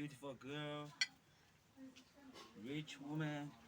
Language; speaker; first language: English; non-native, learner; Chinese